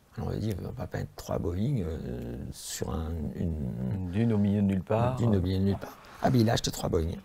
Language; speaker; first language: French; native; French